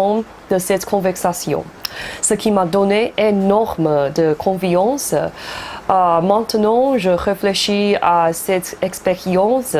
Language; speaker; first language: French; non-native, fluent; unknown